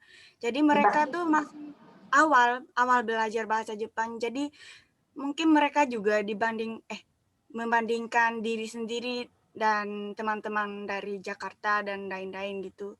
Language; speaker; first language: Indonesian; non-native, fluent; Japanese